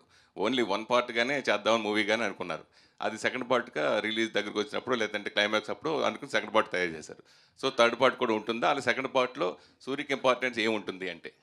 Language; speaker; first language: Telugu; native; Telugu